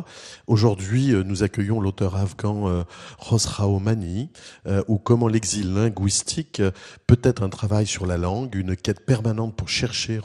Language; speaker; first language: French; native; French